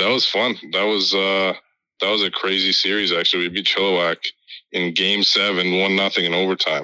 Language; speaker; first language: English; native; English